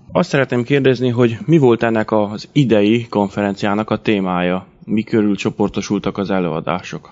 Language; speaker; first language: Hungarian; native; Hungarian